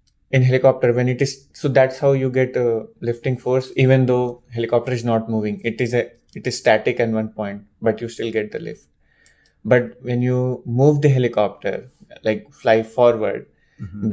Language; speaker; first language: English; non-native, local second language; Hindi